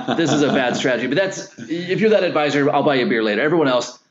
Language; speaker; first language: English; native; English